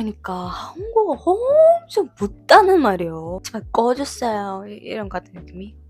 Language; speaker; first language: Korean; non-native, learner; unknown